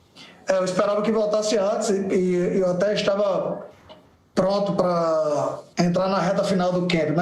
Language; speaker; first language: Portuguese; native; Portuguese